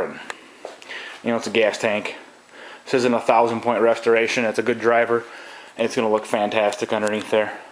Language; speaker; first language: English; native; English